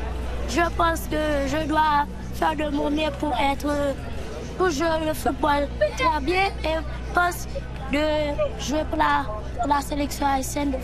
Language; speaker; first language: French; non-native, local second language; Haitian Creole